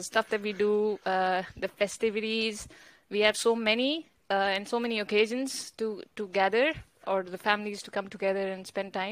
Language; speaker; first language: English; non-native, local second language; Hindi